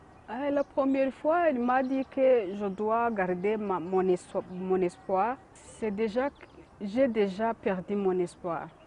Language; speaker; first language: French; non-native, local second language; Kinyarwanda